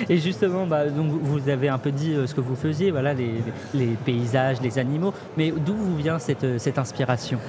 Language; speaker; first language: French; native; French